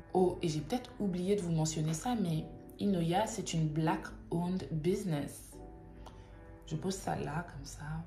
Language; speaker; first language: French; native; French